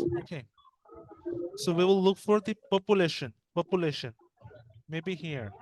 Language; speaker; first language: English; non-native, fluent; Bangla